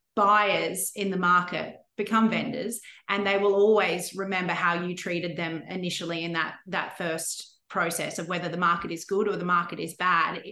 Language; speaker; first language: English; native; English